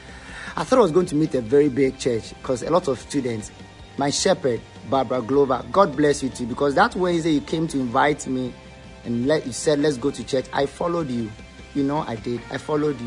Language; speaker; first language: English; non-native, local second language; Ga